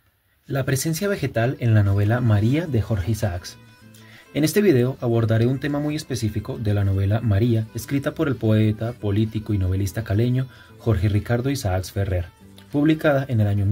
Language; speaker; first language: Spanish; native; Spanish